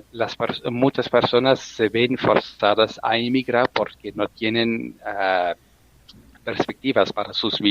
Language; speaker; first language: Spanish; non-native, fluent; German